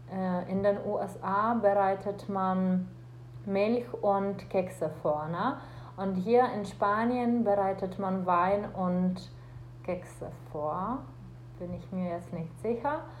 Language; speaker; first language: German; non-native, fluent; Czech